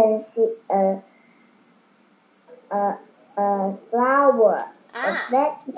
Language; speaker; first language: English; non-native, learner; Vietnamese